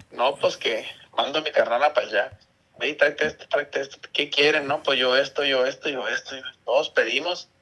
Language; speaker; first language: Spanish; early bilingual, heritage; Spanish